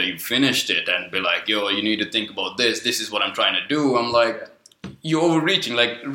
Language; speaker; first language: English; non-native, local second language; Sinhala